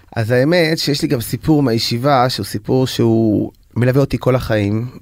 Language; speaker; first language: Hebrew; native; Hebrew